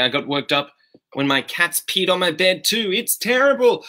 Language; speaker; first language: English; native; English